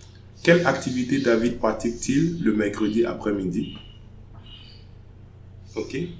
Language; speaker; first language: French; non-native, fluent; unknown